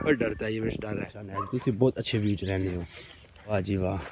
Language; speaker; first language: Urdu; non-native, local second language; Punjabi